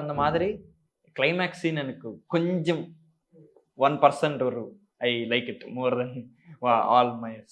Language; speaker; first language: Tamil; non-native, learner; Telugu